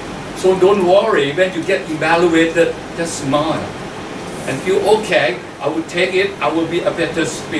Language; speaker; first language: English; non-native, fluent; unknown